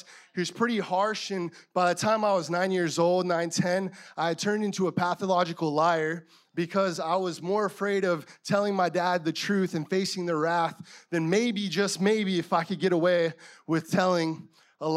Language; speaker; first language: English; native; English